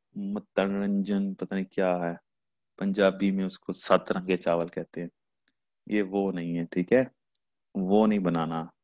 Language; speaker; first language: Urdu; non-native, local second language; Punjabi